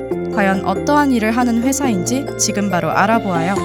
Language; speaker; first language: Korean; native; Korean